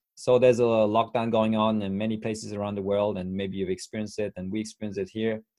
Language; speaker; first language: English; non-native, fluent; French